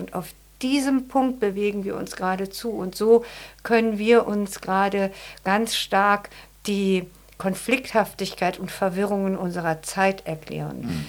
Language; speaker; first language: German; native; German